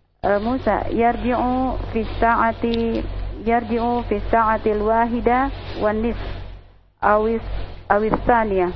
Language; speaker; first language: Arabic; non-native, learner; Indonesian